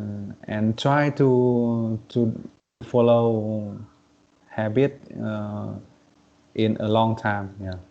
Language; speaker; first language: English; non-native, learner; Vietnamese